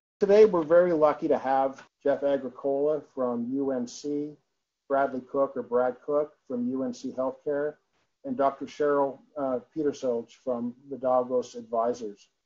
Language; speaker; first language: English; native; English